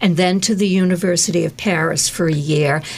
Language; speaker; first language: English; native; English